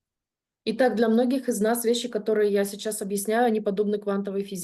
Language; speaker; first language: Russian; native; Russian